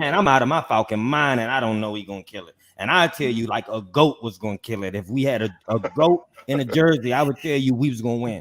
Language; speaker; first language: English; native; English